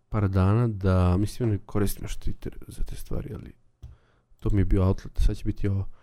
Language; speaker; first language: Serbian; native; Serbian